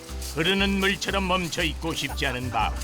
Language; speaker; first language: Korean; native; Korean